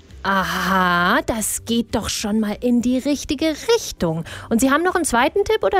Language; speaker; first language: German; native; German